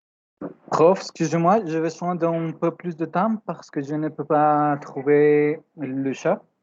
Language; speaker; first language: French; non-native, learner; Spanish